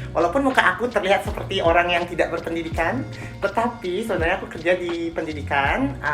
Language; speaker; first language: Indonesian; non-native, local second language; Balinese